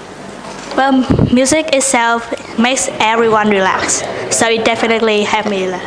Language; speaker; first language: English; non-native, fluent; Vietnamese